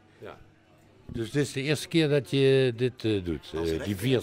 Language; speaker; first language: Dutch; native; Dutch